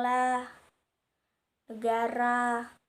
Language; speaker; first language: Indonesian; native; Indonesian